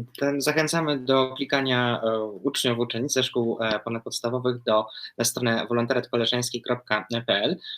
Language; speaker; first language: Polish; native; Polish